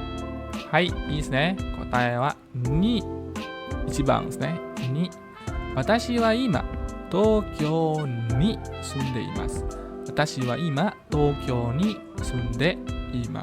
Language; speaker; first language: Japanese; non-native, fluent; Indonesian